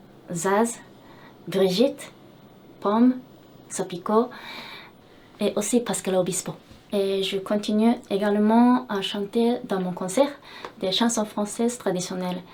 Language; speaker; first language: French; non-native, fluent; Japanese